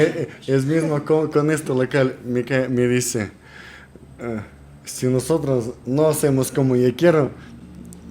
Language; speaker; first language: Spanish; non-native, learner; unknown